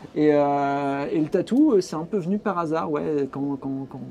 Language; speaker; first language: French; native; French